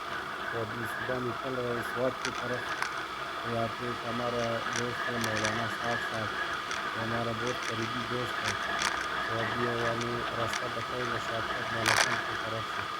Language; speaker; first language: Hindi; non-native, local second language; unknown